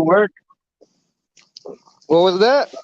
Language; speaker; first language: English; early bilingual, other home language; Spanish